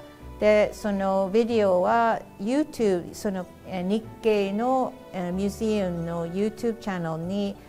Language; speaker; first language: Japanese; early bilingual, heritage; Japanese